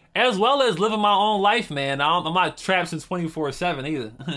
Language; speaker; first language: English; native; English